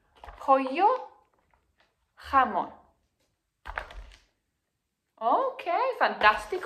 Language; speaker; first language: Spanish; non-native, fluent; English